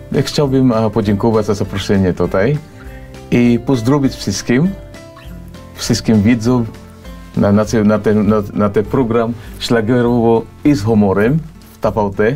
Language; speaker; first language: Polish; non-native, fluent; Cebuano